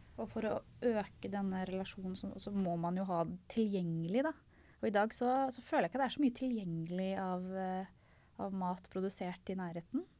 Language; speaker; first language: Norwegian; native; Norwegian